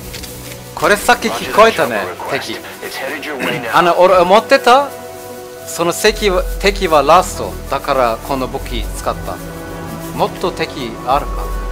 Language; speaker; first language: Japanese; non-native, learner; German